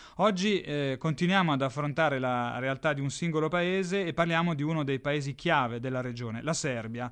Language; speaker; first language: Italian; native; Italian